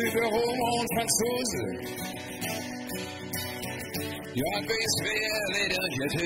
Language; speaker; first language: German; native; German